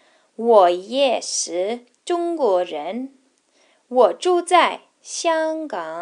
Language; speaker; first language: Chinese; non-native, fluent; English